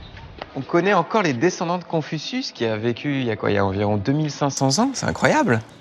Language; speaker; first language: French; native; French